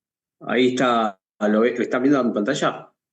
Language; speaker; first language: Spanish; native; Spanish